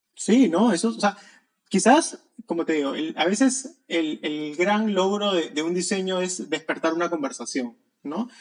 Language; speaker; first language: Spanish; native; Spanish